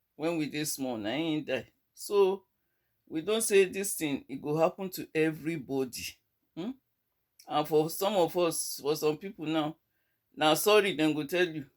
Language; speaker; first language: Nigerian Pidgin; non-native, local second language; Yoruba